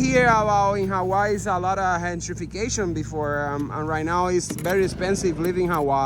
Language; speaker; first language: English; non-native, learner; Spanish